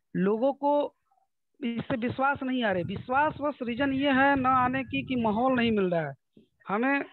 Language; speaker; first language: Hindi; native; Hindi